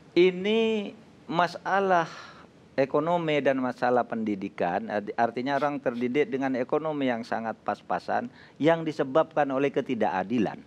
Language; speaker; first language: Indonesian; non-native, local second language; Madurese